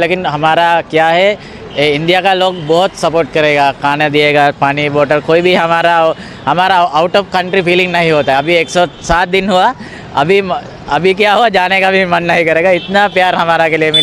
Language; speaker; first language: Hindi; non-native, learner; Sinhala